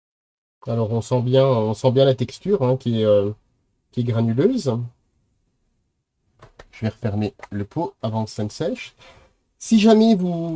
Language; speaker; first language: French; native; French